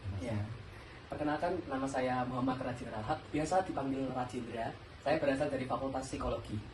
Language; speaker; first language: Indonesian; native; Indonesian